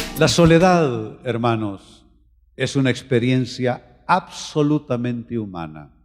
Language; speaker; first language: Spanish; native; Spanish